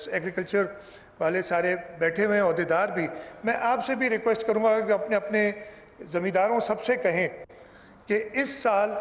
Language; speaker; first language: Urdu; non-native, local second language; Sindhi